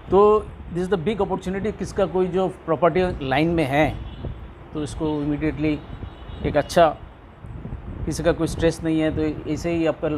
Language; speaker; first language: Hindi; non-native, local second language; Bangla